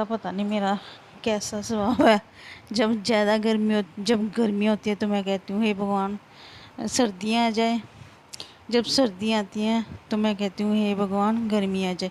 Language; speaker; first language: Hindi; non-native, local second language; Punjabi